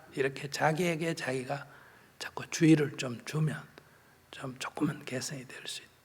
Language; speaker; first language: Korean; native; Korean